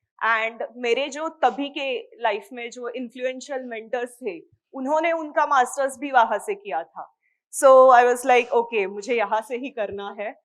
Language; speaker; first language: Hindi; non-native, local second language; Marathi